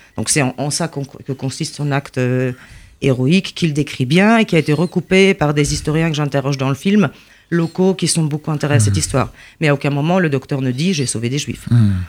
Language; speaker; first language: French; non-native, fluent; Polish